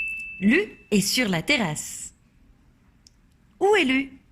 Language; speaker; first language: French; native; French